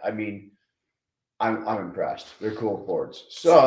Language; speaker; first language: English; native; English